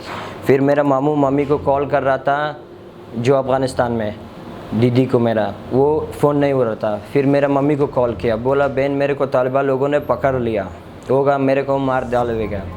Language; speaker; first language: Hindi; non-native, learner; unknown